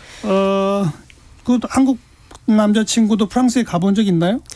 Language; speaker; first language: Korean; native; Korean